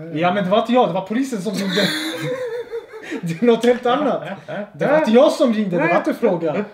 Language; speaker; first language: Swedish; early bilingual, other home language; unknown